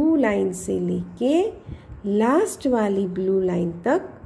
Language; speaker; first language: Hindi; non-native, local second language; Gujarati